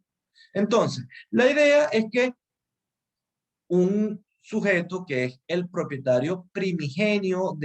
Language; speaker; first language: Spanish; native; Spanish